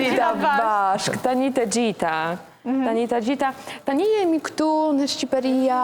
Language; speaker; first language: Albanian; non-native, learner; Polish